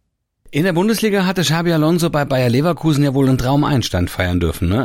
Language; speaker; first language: German; native; German